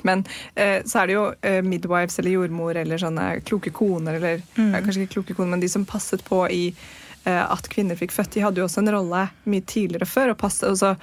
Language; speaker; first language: Norwegian; native; Norwegian